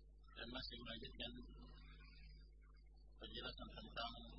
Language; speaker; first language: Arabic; non-native, fluent; Indonesian